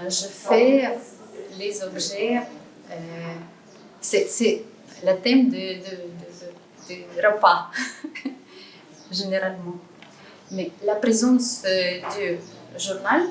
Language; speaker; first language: French; non-native, learner; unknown